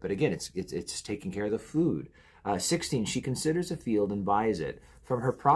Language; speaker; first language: English; native; English